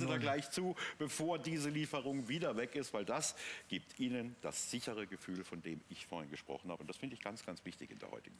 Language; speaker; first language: German; native; German